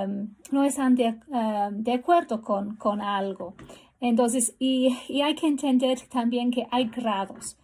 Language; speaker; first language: Spanish; non-native, fluent; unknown